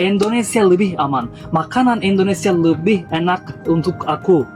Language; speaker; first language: Indonesian; non-native, learner; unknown